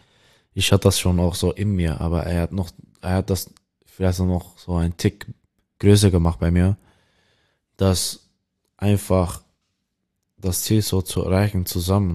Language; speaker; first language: German; non-native, learner; Dutch